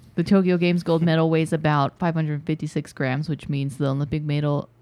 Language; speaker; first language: English; early bilingual, other home language; Filipino